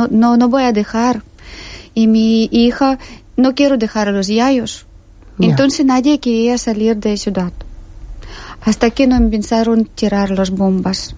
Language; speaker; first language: Spanish; non-native, learner; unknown